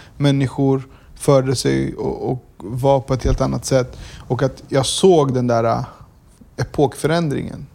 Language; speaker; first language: Swedish; early bilingual, other home language; Kurdish